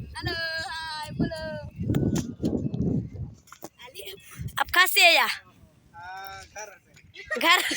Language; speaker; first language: Hindi; non-native, local second language; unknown